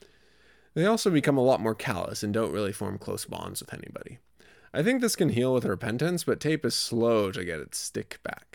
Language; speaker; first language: English; native; English